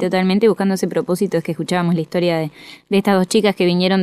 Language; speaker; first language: Spanish; native; Spanish